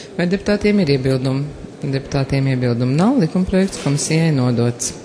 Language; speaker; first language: Latvian; native; Latvian